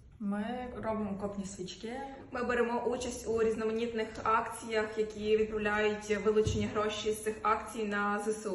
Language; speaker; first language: Ukrainian; native; Ukrainian